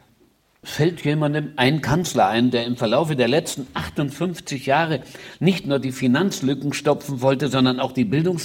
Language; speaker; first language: German; native; German